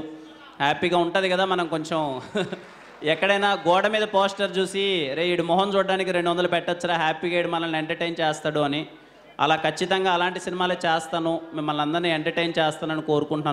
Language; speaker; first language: Telugu; native; Telugu